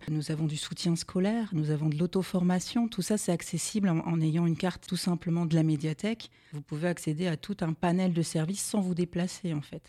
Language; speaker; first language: French; native; French